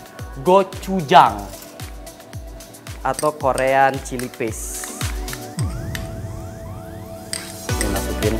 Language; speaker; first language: Indonesian; native; Indonesian